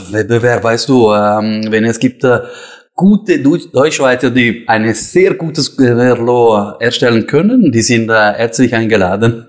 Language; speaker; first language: German; non-native, local second language; Italian